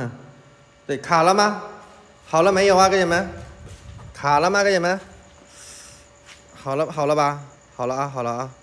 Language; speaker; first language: Chinese; native; Chinese